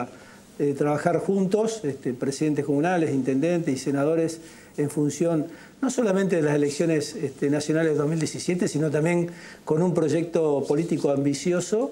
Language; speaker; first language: Spanish; native; Spanish